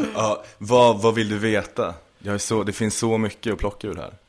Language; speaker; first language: Swedish; native; Swedish